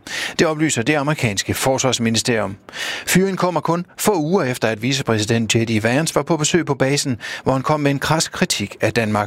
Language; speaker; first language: Danish; native; Danish